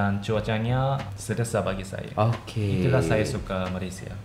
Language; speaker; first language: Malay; non-native, fluent; Japanese